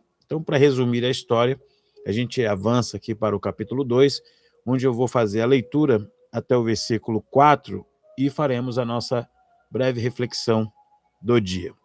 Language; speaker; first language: Portuguese; native; Portuguese